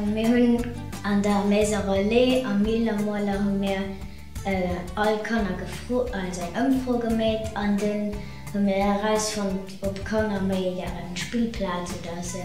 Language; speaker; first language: German; non-native, local second language; Luxembourgish